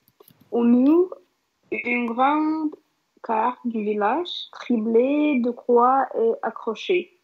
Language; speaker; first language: French; non-native, learner; Russian